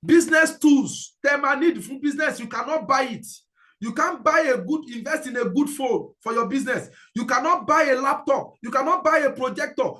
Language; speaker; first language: English; non-native, local second language; Yoruba